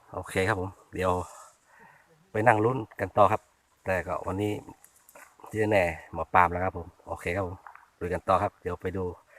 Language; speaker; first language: Thai; native; Thai